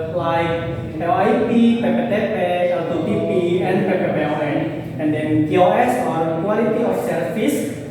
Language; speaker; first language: English; non-native, learner; Indonesian